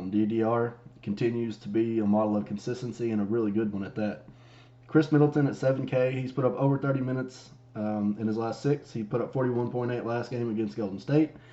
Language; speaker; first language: English; native; English